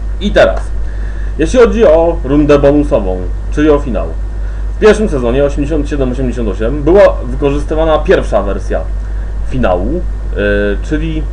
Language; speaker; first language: Polish; native; Polish